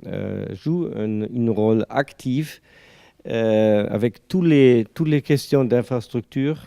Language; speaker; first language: French; non-native, learner; German